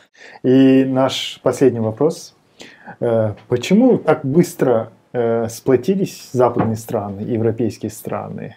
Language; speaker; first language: Russian; non-native, fluent; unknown